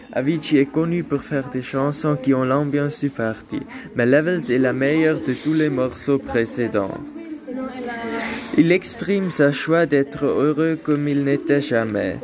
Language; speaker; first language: French; non-native, learner; German